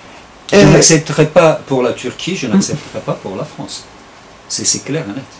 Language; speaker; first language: French; non-native, fluent; Turkish